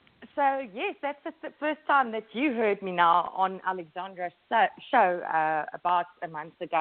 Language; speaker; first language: English; native; English